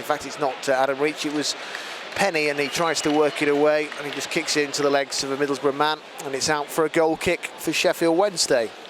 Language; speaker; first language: English; native; English